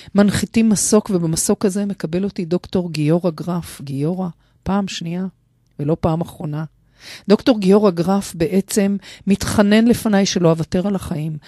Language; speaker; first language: Hebrew; native; Hebrew